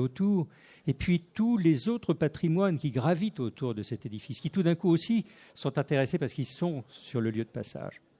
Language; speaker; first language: French; native; French